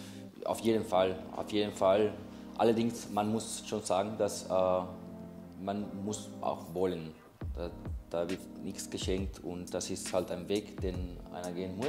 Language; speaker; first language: German; non-native, fluent; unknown